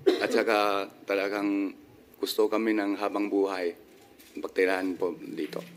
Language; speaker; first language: Filipino; non-native, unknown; Min Nan Chinese